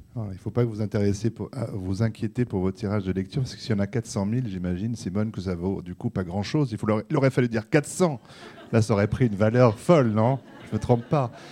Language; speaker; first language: French; native; French